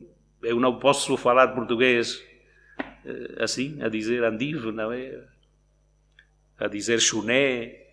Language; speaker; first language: Portuguese; non-native, local second language; Spanish